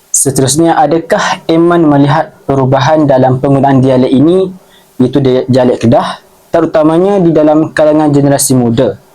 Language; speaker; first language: Malay; native; Malay